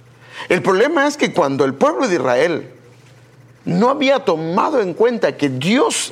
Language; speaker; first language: Spanish; native; Spanish